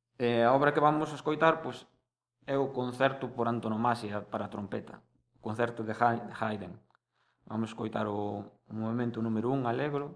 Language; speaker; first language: Galician; native; Galician